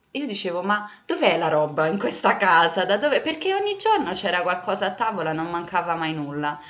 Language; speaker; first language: Italian; early bilingual, other home language; Portuguese